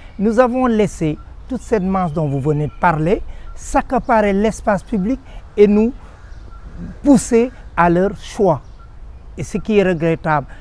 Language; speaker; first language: French; non-native, local second language; Wolof